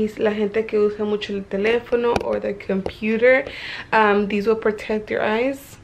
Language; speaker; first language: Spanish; early bilingual, heritage; Spanish